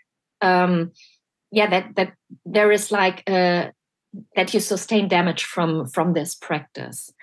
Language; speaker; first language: English; non-native, fluent; German